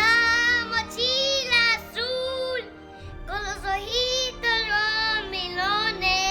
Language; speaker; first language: Spanish; early bilingual, heritage; English